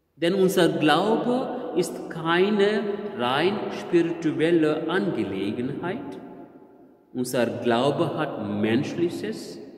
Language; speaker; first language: German; non-native, fluent; Telugu